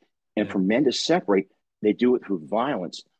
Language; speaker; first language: English; native; English